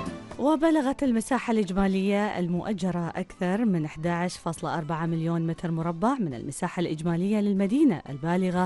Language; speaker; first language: Arabic; native; Arabic